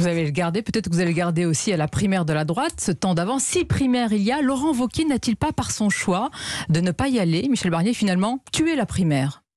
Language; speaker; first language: French; native; French